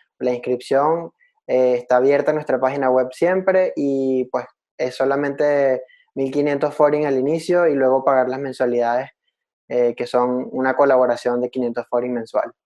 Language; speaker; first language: Spanish; native; Spanish